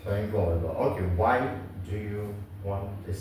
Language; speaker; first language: English; non-native, learner; Vietnamese